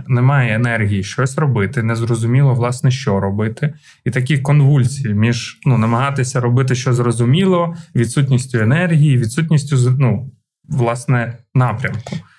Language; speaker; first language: Ukrainian; non-native, local second language; Russian